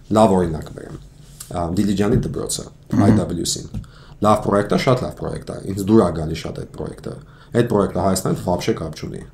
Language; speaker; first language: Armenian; early bilingual, heritage; Armenian